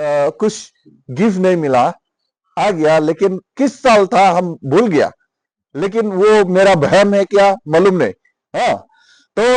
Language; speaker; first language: Hindi; non-native, local second language; Khasi